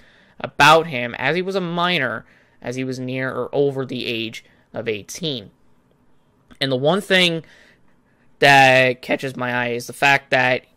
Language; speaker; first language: English; native; English